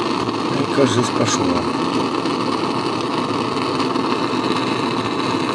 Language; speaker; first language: Russian; native; Russian